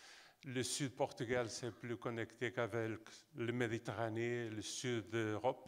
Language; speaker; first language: French; non-native, fluent; Portuguese